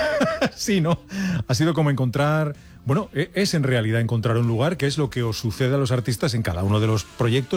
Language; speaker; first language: Spanish; native; Spanish